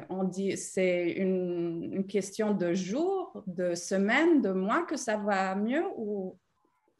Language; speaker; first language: French; non-native, fluent; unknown